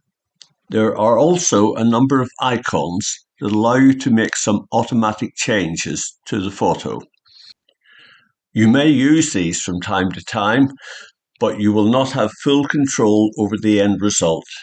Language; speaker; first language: English; native; English